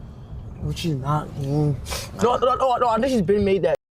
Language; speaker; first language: English; non-native, learner; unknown